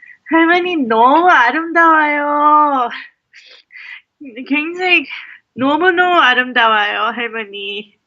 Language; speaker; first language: Korean; early bilingual, heritage; English